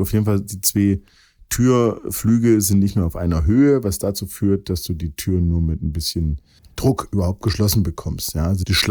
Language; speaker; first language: German; native; German